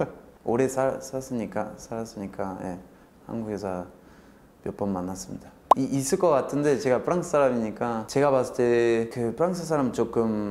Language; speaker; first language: Korean; non-native, fluent; French